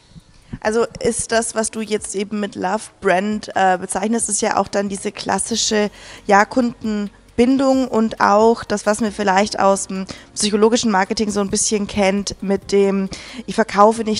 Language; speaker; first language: German; native; German